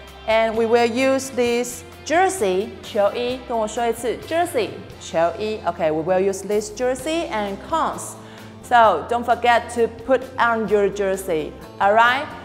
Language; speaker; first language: English; non-native, fluent; Chinese